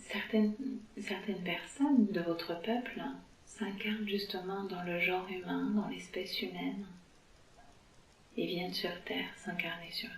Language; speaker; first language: French; native; French